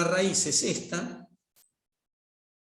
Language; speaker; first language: Spanish; native; Spanish